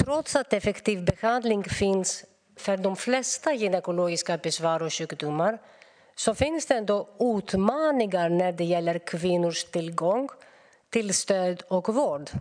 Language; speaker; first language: Swedish; non-native, fluent; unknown